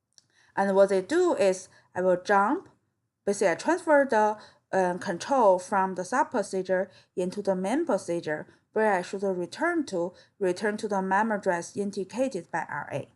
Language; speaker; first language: English; non-native, fluent; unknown